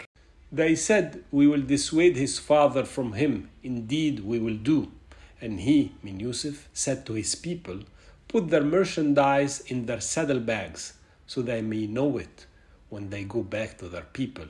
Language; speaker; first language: English; non-native, fluent; Arabic